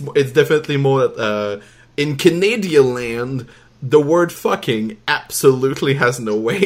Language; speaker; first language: English; non-native, fluent; French